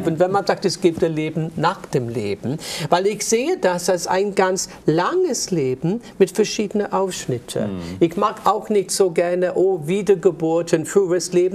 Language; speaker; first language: German; non-native, fluent; English